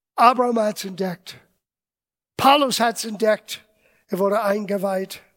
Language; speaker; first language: German; non-native, fluent; English